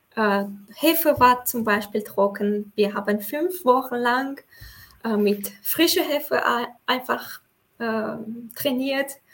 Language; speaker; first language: German; non-native, fluent; Tajik